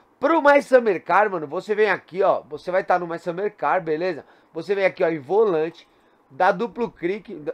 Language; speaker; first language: Portuguese; native; Portuguese